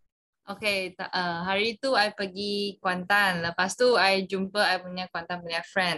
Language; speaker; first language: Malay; non-native, local second language; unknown